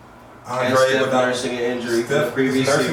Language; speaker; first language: English; native; English